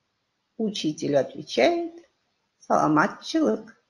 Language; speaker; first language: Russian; non-native, local second language; Kyrgyz